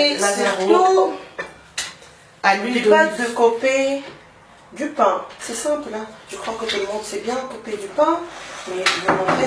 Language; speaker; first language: French; non-native, local second language; Arabic